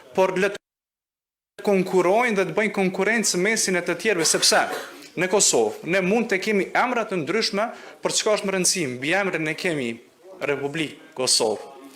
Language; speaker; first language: Albanian; non-native, local second language; Romany